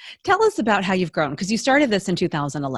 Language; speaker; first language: English; native; English